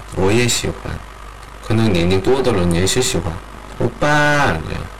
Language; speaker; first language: Chinese; non-native, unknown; Korean